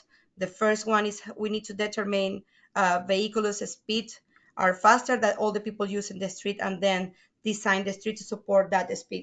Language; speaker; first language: English; non-native, fluent; Spanish